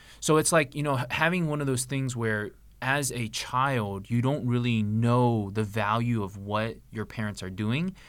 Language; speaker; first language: English; native; English